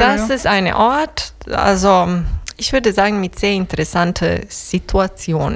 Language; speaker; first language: German; non-native, fluent; Serbian